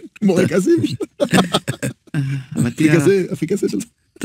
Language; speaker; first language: Hebrew; non-native, fluent; French